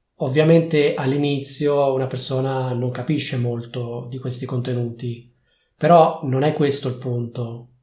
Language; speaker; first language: Italian; native; Italian